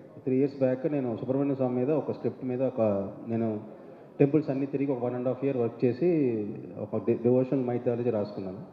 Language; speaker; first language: Telugu; native; Telugu